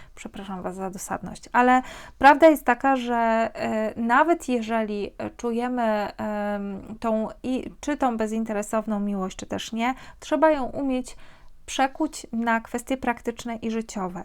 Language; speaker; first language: Polish; native; Polish